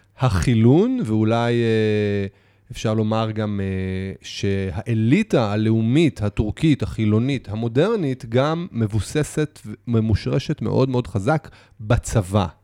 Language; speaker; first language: Hebrew; native; Hebrew